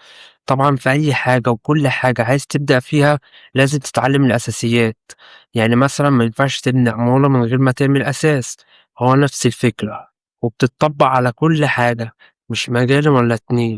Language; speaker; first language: Arabic; native; Arabic